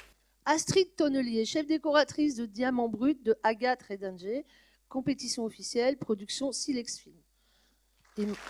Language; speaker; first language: French; native; French